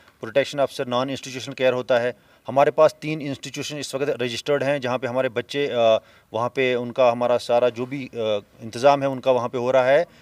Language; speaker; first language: Hindi; non-native, local second language; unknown